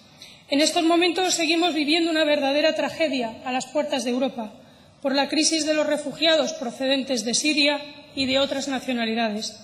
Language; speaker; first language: Spanish; native; Spanish